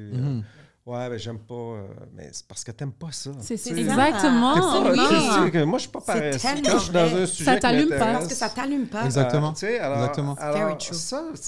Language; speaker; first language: French; native; French